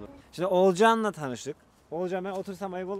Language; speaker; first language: Turkish; native; Turkish